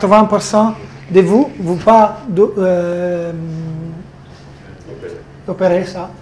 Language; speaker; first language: French; non-native, fluent; Italian